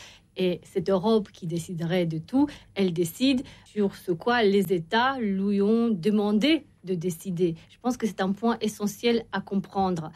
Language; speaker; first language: French; non-native, fluent; Romanian